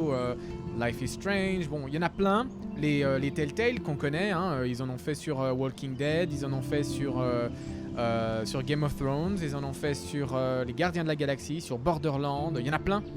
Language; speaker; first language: French; native; French